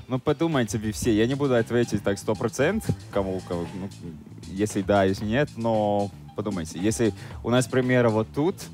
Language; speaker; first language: Russian; non-native, fluent; Latvian